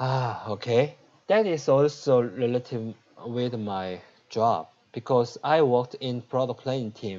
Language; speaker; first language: English; non-native, learner; Korean